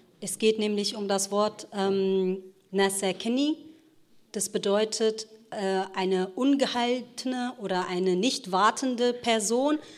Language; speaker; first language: German; early bilingual, other home language; Kurdish